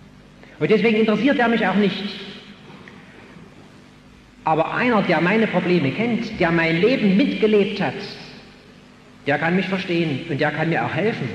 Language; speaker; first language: German; native; German